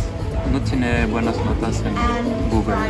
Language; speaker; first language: Spanish; non-native, fluent; French